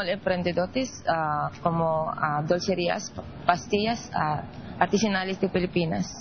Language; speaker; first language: Spanish; non-native, learner; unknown